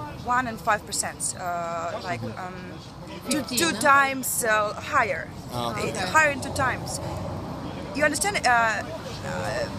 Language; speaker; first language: English; non-native, learner; Russian